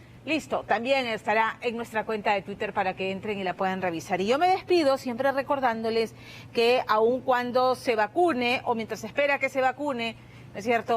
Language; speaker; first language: Spanish; native; Spanish